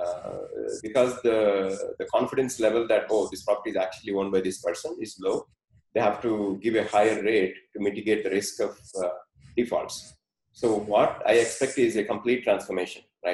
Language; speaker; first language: English; non-native, fluent; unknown